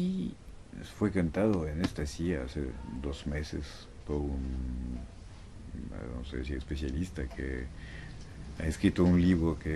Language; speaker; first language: Spanish; non-native, fluent; French